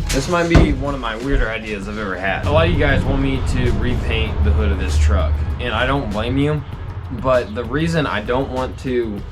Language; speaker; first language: English; native; English